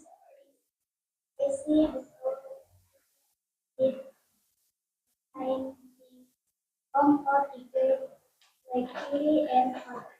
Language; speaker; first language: English; non-native, learner; Indonesian